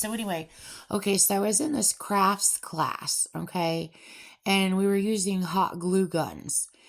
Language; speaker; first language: English; native; English